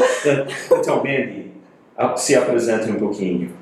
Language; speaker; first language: Portuguese; non-native, fluent; English